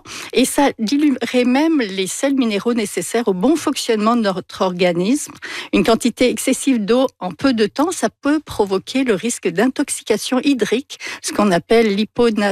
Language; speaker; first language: French; native; French